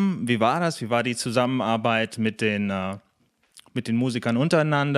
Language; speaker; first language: German; native; German